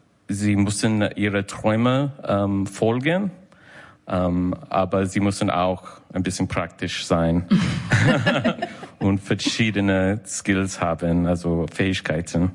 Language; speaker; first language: German; non-native, learner; English